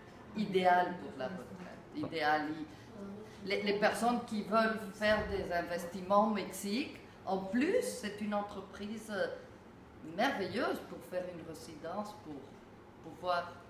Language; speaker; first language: French; non-native, fluent; Spanish